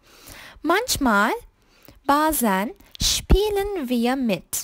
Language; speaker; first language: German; non-native, fluent; Turkish